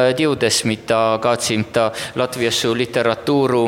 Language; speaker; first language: Latvian; non-native, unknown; Estonian